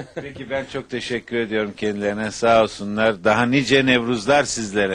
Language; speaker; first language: Turkish; native; Turkish